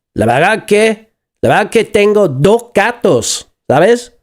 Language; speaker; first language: Spanish; non-native, fluent; English